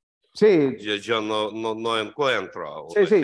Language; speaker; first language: Spanish; non-native, learner; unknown